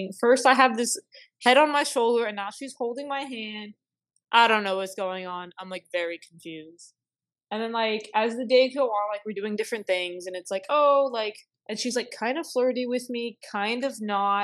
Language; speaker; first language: English; native; English